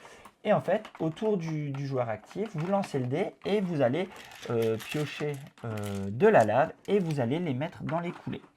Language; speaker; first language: French; native; French